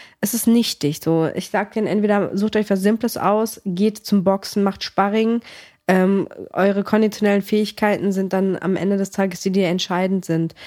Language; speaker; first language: German; early bilingual, other home language; Greek